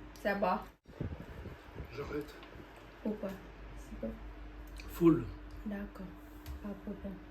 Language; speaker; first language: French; non-native, learner; Thai